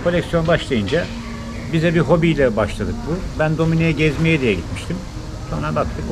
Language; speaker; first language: Turkish; native; Turkish